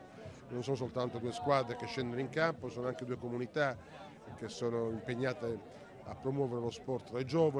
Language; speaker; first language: Italian; native; Italian